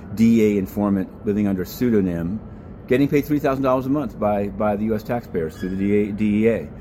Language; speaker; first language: English; native; English